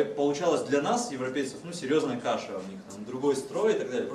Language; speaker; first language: Russian; native; Russian